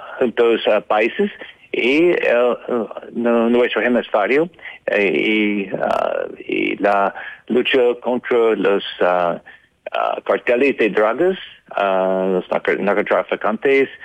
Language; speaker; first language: Spanish; non-native, learner; English